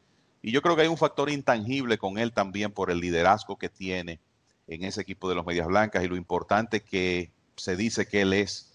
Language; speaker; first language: Spanish; native; Spanish